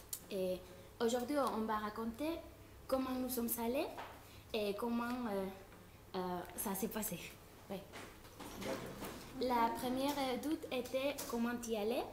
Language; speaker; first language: French; non-native, fluent; Spanish